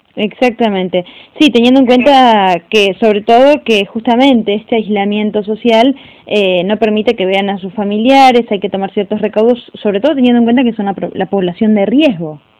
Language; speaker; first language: Spanish; native; Spanish